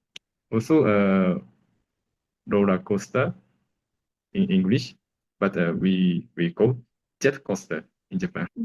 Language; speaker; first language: English; non-native, learner; Japanese